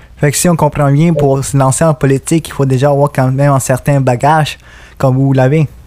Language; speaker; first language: French; native; French